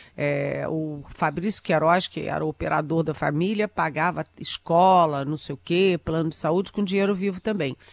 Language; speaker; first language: Portuguese; native; Portuguese